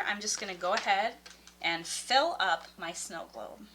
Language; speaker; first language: English; native; English